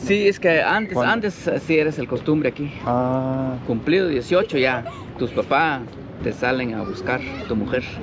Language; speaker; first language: Spanish; native; Spanish